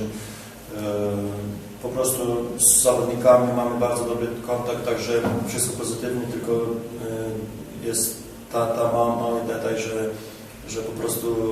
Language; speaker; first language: Polish; non-native, fluent; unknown